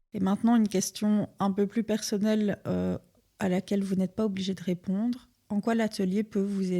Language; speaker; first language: French; native; French